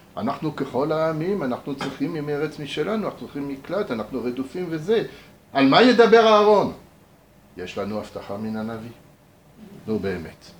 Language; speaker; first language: Hebrew; native; Hebrew